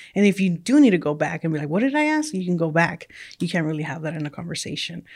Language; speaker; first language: English; early bilingual, other home language; Spanish